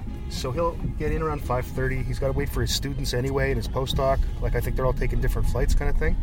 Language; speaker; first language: English; native; English